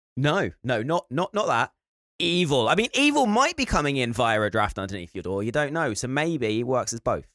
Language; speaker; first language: English; native; English